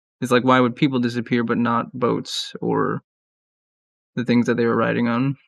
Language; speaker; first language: English; native; English